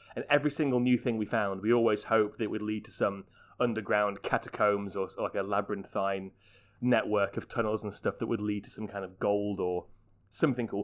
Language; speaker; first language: English; native; English